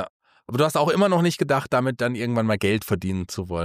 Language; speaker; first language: German; native; German